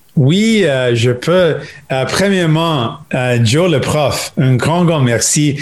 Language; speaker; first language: French; non-native, local second language; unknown